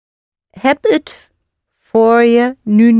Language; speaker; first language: Dutch; non-native, learner; English